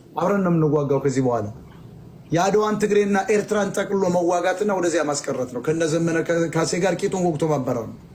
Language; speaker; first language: Amharic; native; Amharic